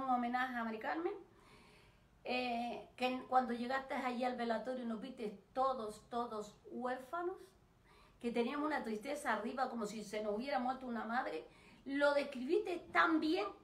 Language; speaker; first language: Spanish; native; Spanish